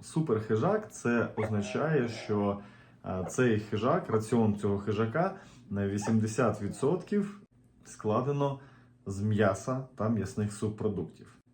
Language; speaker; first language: Ukrainian; native; Ukrainian